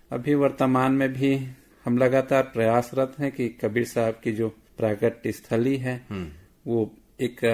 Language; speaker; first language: Hindi; native; Hindi